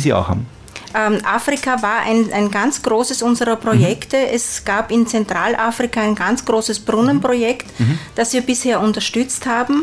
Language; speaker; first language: German; native; German